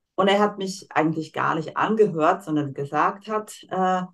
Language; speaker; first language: German; non-native, fluent; Slovak